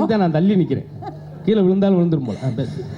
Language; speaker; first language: Tamil; native; Tamil